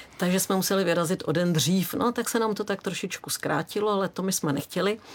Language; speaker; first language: Czech; native; Czech